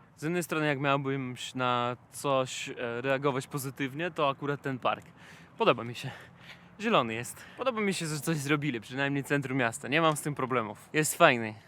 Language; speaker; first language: Polish; non-native, fluent; Russian